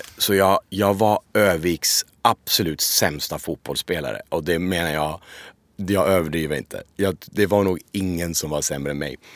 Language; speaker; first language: Swedish; early bilingual, other home language; Persian